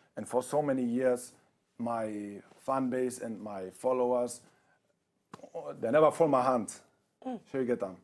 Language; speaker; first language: English; non-native, fluent; German